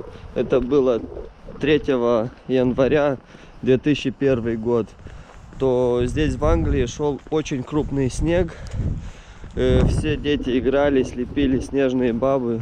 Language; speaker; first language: Russian; non-native, fluent; Romanian